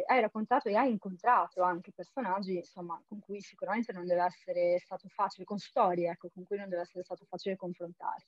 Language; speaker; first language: Italian; native; Italian